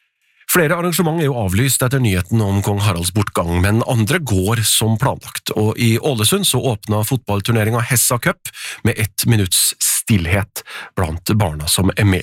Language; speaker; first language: Norwegian; native; Norwegian